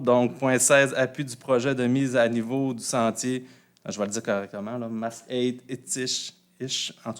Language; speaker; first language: French; native; French